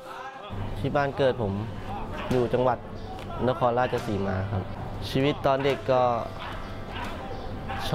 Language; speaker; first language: Thai; native; Thai